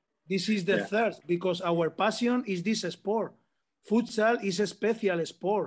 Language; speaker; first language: English; non-native, learner; Spanish